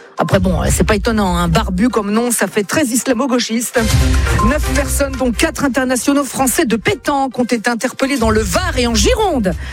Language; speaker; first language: French; native; French